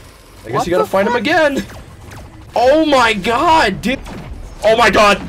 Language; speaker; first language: English; native; English